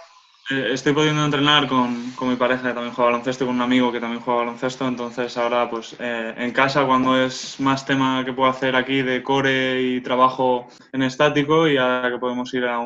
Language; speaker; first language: Spanish; non-native, local second language; Catalan